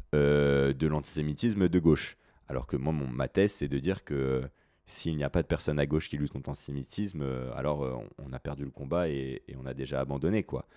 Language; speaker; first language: French; native; French